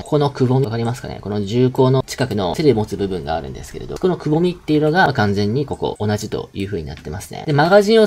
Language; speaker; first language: Japanese; native; Japanese